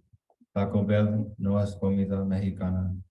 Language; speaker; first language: Spanish; early bilingual, heritage; Spanish